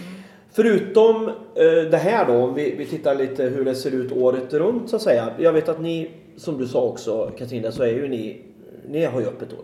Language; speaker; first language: Swedish; native; Swedish